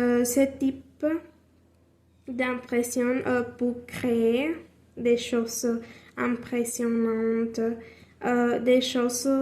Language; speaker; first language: French; non-native, learner; Spanish